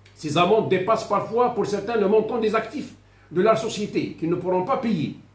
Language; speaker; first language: French; non-native, local second language; Arabic